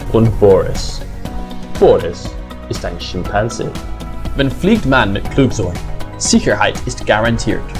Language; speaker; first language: German; non-native, learner; English